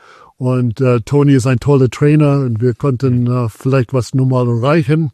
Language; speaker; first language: German; non-native, fluent; English